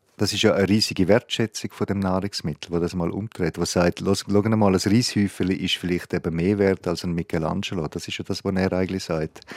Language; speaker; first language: German; native; German